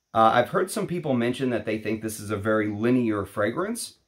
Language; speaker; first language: English; non-native, fluent; Arabic